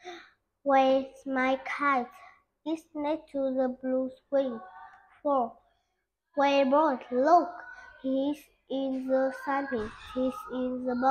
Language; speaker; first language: English; non-native, learner; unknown